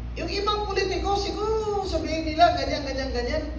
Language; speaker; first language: Filipino; non-native, local second language; Hiligaynon